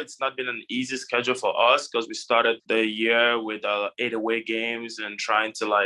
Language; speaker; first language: English; non-native, local second language; French